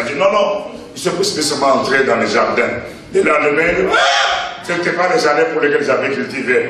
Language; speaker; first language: French; non-native, local second language; Lingala